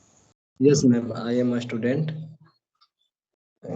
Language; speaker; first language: English; non-native, learner; Hindi